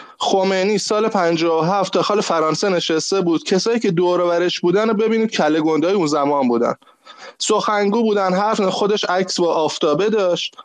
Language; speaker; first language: Persian; native; Persian